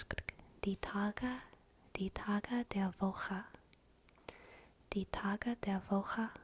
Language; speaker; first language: German; non-native, learner; English